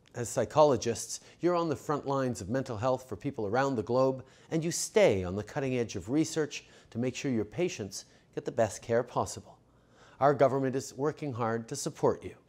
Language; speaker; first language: English; early bilingual, other home language; French